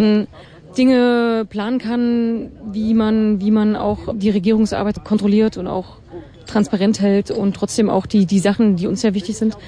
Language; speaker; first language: German; native; German